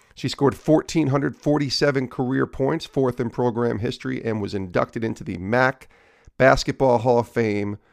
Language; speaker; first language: English; native; English